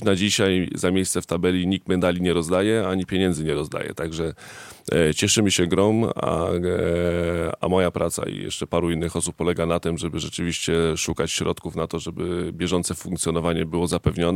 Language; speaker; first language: Polish; native; Polish